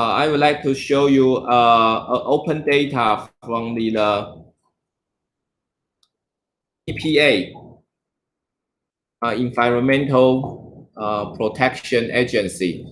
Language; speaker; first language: English; non-native, learner; Chinese